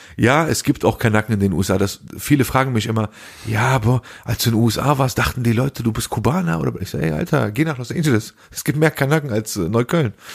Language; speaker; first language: German; early bilingual, other home language; Turkish